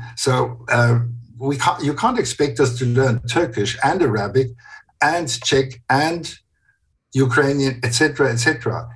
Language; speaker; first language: English; non-native, fluent; German